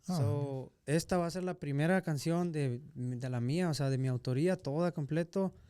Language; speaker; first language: Spanish; native; Spanish